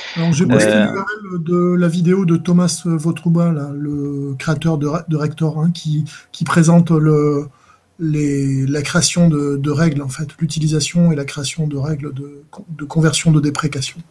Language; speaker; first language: French; native; French